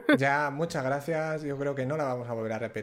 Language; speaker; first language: Spanish; native; Spanish